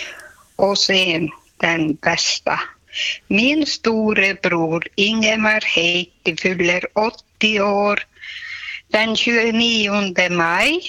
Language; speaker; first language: Swedish; non-native, local second language; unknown